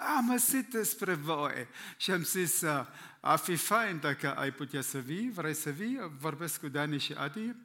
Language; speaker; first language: Romanian; non-native, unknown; German